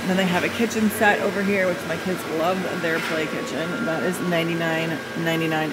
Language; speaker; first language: English; native; English